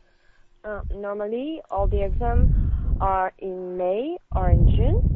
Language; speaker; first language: English; non-native, learner; French